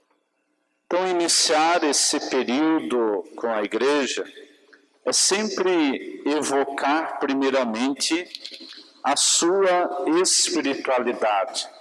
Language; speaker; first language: Portuguese; native; Portuguese